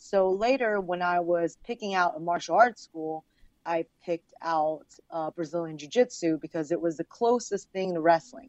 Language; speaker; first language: English; early bilingual, other home language; Chinese